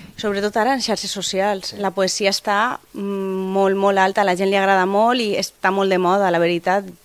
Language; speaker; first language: Catalan; native; Catalan